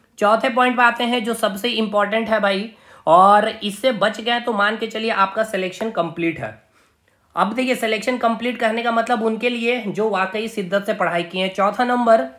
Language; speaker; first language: Hindi; native; Hindi